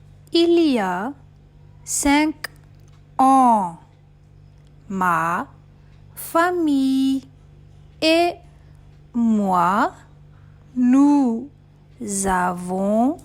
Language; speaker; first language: French; non-native, fluent; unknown